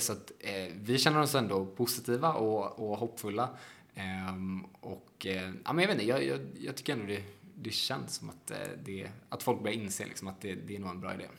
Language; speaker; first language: Swedish; native; Swedish